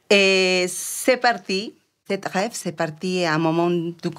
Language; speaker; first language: French; non-native, fluent; Spanish